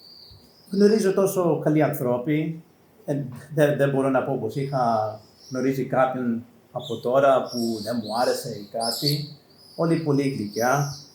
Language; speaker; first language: Greek; non-native, learner; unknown